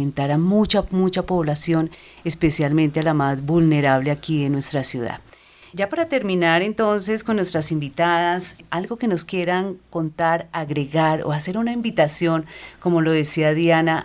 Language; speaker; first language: Spanish; native; Spanish